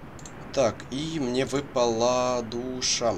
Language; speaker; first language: Russian; native; Russian